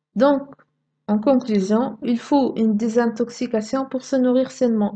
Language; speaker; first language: French; non-native, local second language; Arabic